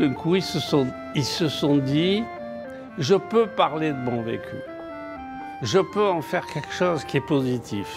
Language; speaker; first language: French; native; French